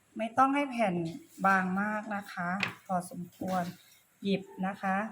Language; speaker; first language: Thai; native; Thai